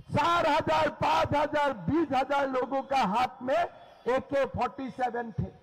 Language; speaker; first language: Hindi; non-native, local second language; Assamese